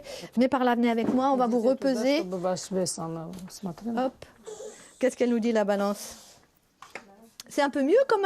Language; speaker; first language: French; native; French